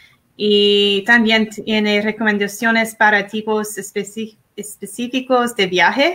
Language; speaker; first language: Spanish; non-native, learner; English